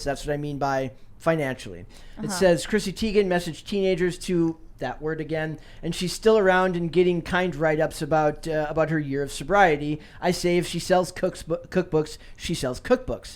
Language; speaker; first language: English; native; English